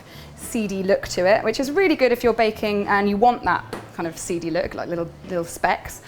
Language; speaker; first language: English; native; English